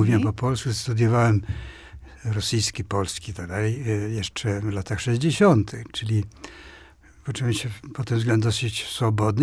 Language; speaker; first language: Polish; non-native, fluent; Swedish